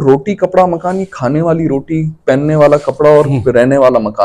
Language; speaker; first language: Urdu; non-native, local second language; Sindhi